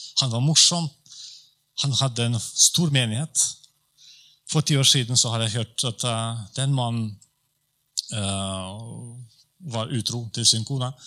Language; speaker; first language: Norwegian; non-native, fluent; Polish